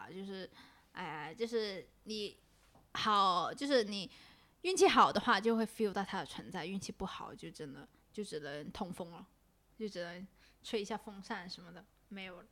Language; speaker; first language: Chinese; non-native, local second language; Cantonese